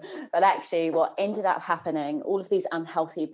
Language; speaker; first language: English; native; English